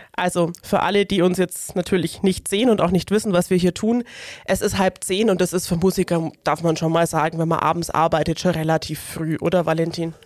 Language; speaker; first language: German; native; German